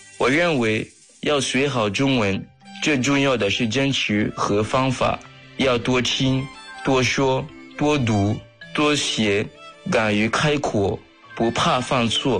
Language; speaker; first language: Chinese; non-native, fluent; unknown